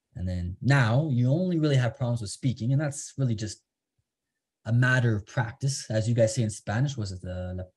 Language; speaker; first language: English; native; English